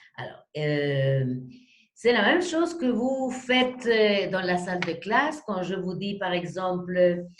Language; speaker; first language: French; non-native, fluent; Spanish